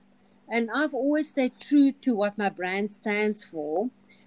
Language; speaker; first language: English; non-native, local second language; Afrikaans